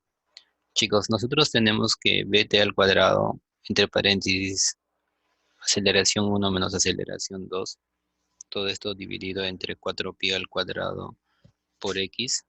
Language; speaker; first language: Spanish; native; Spanish